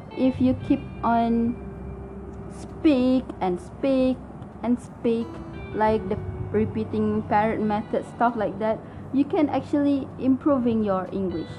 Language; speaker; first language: English; non-native, local second language; Malay